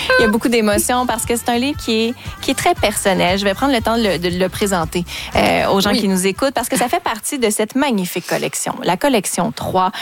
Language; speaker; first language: French; native; French